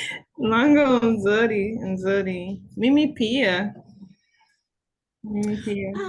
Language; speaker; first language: Swahili; non-native, learner; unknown